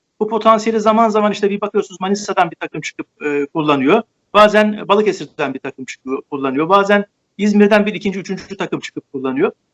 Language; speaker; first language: Turkish; native; Turkish